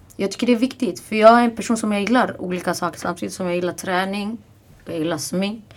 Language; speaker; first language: Swedish; non-native, fluent; Arabic